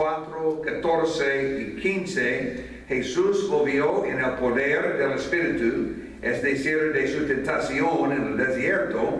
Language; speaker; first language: Spanish; non-native, fluent; English